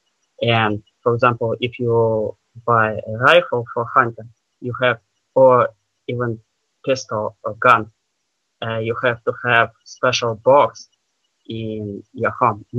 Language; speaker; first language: English; non-native, learner; Russian